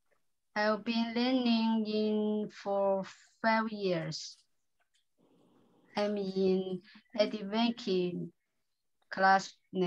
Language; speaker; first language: English; non-native, learner; Chinese